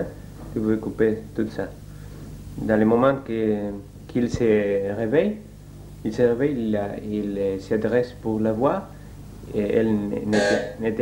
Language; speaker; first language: French; non-native, learner; Spanish